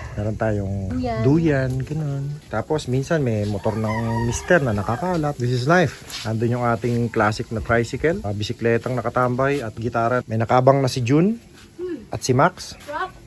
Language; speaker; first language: Filipino; native; Filipino